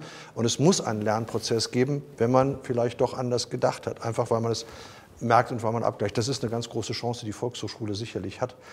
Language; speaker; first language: German; native; German